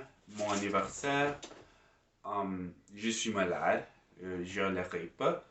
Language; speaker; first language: French; non-native, learner; English